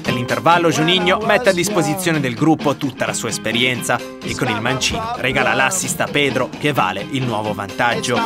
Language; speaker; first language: Italian; native; Italian